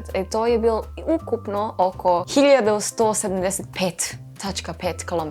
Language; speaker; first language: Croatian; non-native, learner; English